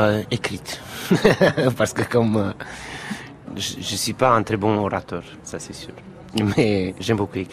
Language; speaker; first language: French; non-native, fluent; Romanian